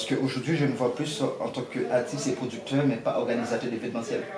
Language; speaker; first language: French; non-native, local second language; Haitian Creole